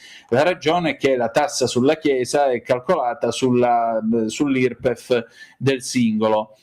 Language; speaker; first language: Italian; native; Italian